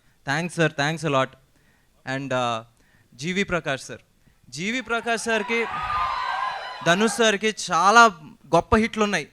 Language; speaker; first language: Telugu; native; Telugu